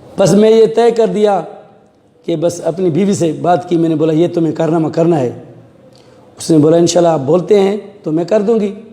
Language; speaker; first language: Urdu; non-native, local second language; Sindhi